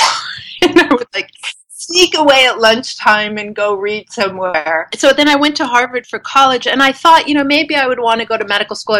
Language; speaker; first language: English; native; English